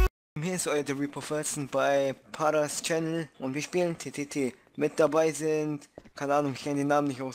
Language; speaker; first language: German; native; German